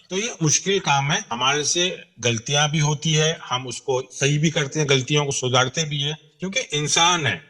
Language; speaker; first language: Urdu; non-native, local second language; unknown